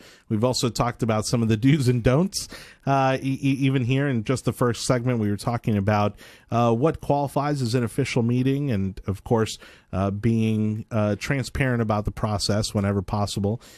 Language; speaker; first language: English; native; English